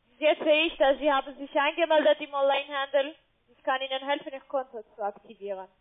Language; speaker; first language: German; non-native, learner; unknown